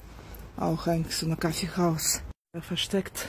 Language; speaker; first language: German; non-native, fluent; Russian